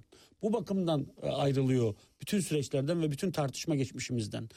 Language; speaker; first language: Turkish; native; Turkish